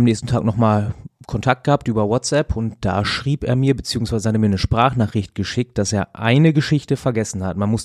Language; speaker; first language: German; native; German